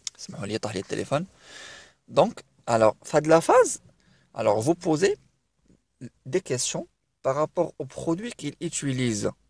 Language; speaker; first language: French; non-native, local second language; Arabic